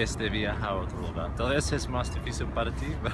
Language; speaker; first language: Spanish; non-native, learner; English